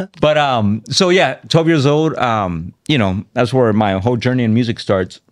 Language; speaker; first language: English; native; English